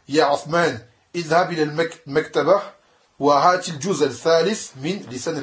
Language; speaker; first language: Arabic; non-native, fluent; French